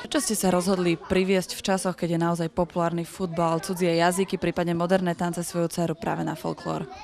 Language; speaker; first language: Slovak; native; Slovak